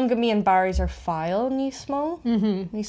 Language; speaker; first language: Irish; non-native, local second language; English